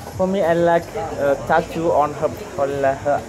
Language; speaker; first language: English; non-native, learner; Vietnamese